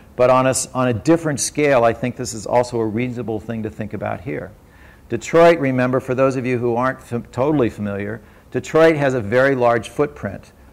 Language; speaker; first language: English; native; English